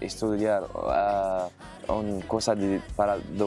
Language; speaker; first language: Spanish; non-native, learner; Arabic